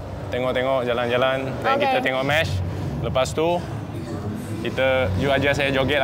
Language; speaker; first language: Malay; non-native, local second language; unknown